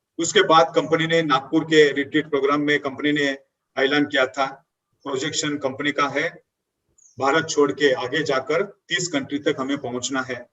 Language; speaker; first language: Hindi; non-native, local second language; Marathi